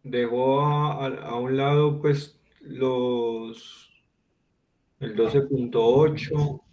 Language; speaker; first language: Spanish; native; Spanish